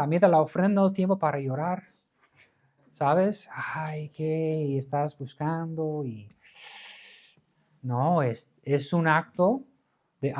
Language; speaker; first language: Spanish; non-native, fluent; English